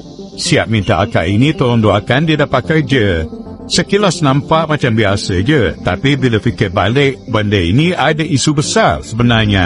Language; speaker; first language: Malay; native; Malay